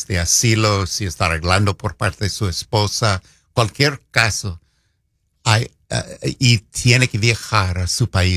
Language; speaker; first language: Spanish; non-native, fluent; English